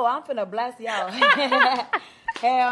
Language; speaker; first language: English; non-native, local second language; Yoruba